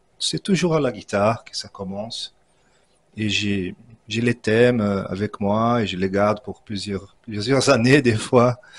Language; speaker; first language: French; non-native, fluent; Portuguese